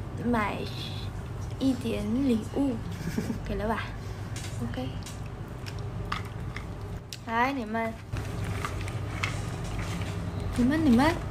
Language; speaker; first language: Chinese; non-native, learner; Vietnamese